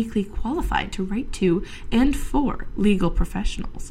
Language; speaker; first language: English; native; English